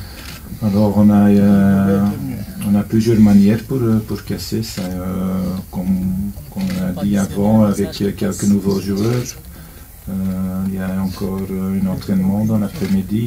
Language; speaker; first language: French; non-native, local second language; Dutch